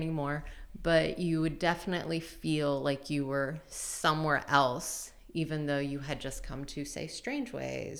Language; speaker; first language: English; native; English